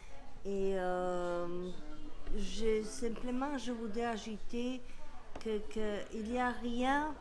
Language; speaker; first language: French; non-native, fluent; Serbian